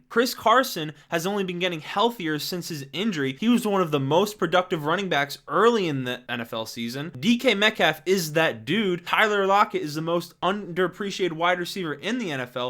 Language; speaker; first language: English; native; English